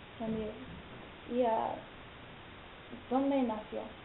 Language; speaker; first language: Spanish; non-native, learner; English